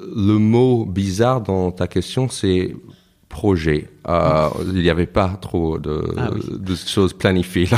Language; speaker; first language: French; non-native, fluent; English